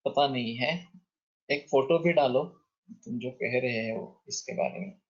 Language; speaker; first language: Hindi; non-native, local second language; Marathi